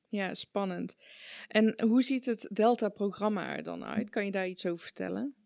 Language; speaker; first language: Dutch; early bilingual, other home language; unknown